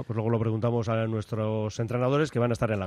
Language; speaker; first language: Spanish; native; Spanish